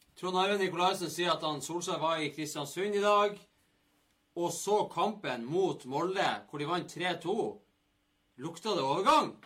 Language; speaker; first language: Norwegian; native; Norwegian